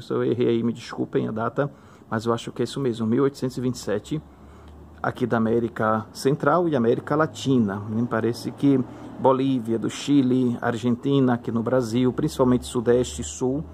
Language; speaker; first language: Portuguese; native; Portuguese